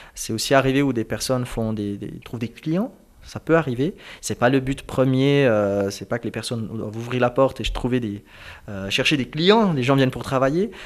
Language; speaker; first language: French; early bilingual, other home language; Turkish